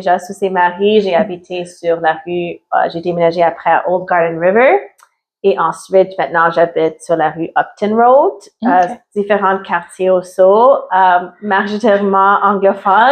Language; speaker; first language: French; early bilingual, other home language; Italian